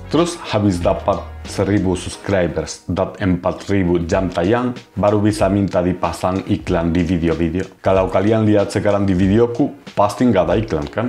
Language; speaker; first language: Indonesian; non-native, fluent; Spanish